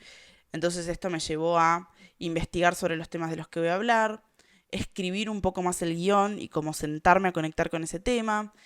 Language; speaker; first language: Spanish; native; Spanish